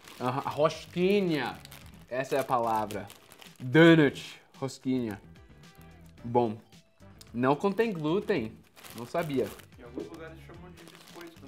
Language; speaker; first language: Portuguese; non-native, fluent; English